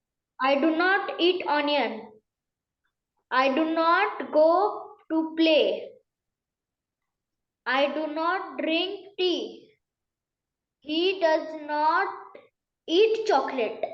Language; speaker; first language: English; non-native, learner; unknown